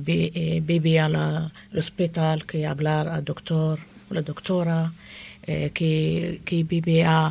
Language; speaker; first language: Spanish; non-native, learner; Arabic